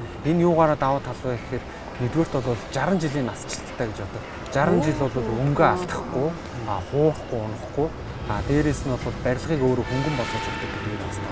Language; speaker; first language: Mongolian; native; Mongolian